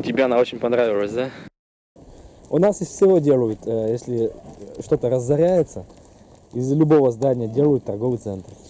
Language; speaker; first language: Russian; native; Russian